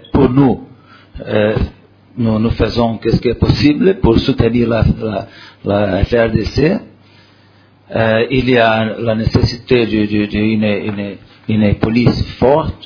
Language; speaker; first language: French; non-native, learner; Portuguese